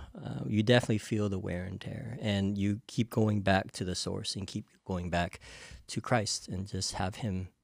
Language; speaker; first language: English; native; English